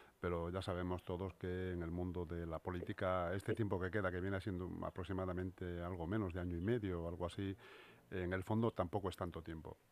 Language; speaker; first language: Spanish; native; Spanish